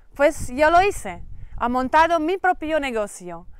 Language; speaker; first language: Spanish; non-native, learner; Slovak